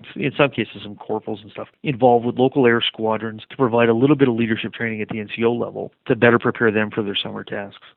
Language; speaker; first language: English; native; English